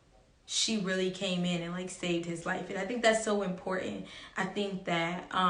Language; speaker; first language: English; native; English